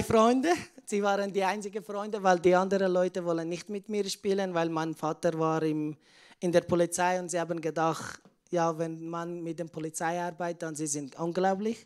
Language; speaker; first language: German; non-native, learner; Persian